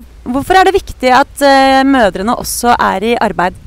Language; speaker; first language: Norwegian; native; Norwegian